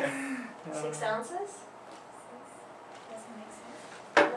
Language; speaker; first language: English; non-native, learner; Japanese